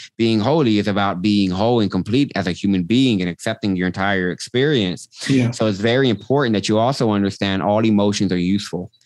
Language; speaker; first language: English; native; English